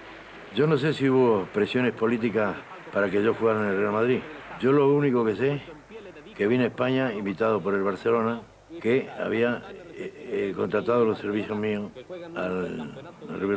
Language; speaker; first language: Spanish; native; Spanish